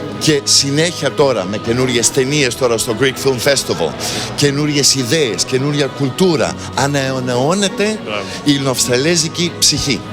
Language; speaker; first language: Greek; early bilingual, heritage; Greek